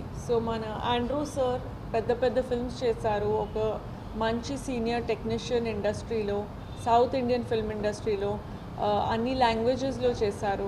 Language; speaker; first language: Telugu; non-native, fluent; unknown